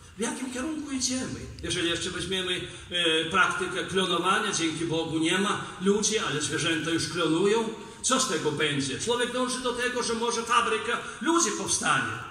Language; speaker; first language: Polish; non-native, fluent; Belarusian